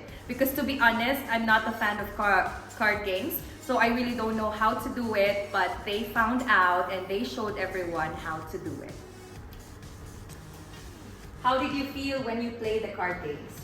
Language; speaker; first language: English; non-native, fluent; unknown